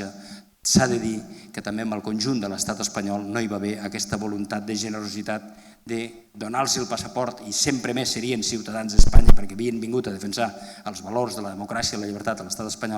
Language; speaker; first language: Catalan; native; Catalan